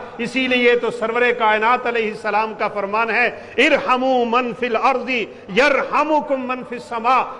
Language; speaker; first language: Urdu; non-native, local second language; Punjabi